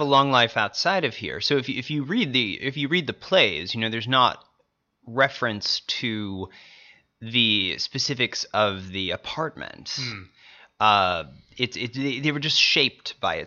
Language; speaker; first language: English; native; English